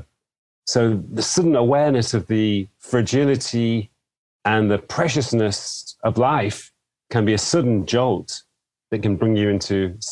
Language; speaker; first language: English; native; English